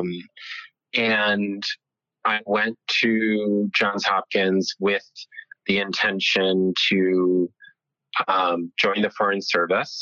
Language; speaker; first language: English; early bilingual, other home language; Italian